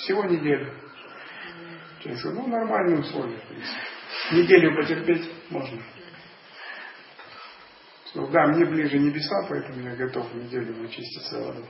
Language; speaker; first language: Russian; native; Russian